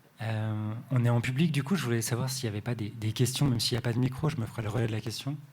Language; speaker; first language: French; native; French